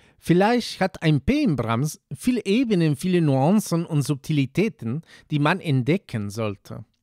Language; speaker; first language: German; non-native, fluent; Spanish